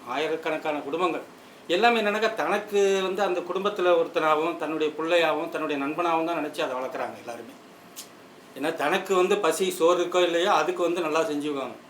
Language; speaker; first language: Tamil; native; Tamil